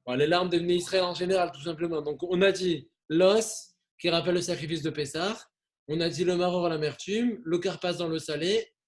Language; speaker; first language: French; native; French